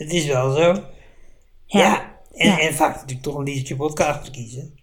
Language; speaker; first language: Dutch; native; Dutch